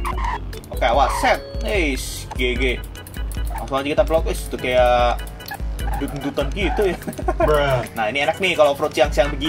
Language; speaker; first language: Indonesian; native; Indonesian